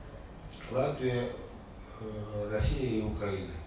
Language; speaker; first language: Russian; native; Russian